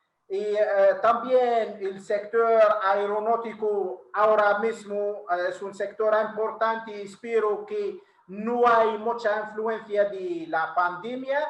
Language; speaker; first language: Spanish; non-native, fluent; Arabic